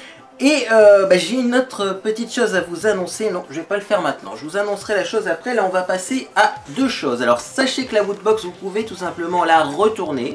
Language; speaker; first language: French; native; French